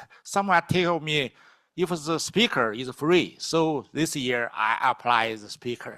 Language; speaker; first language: English; non-native, learner; Chinese